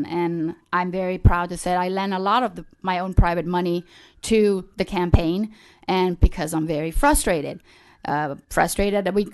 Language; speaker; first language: English; early bilingual, other home language; Khmer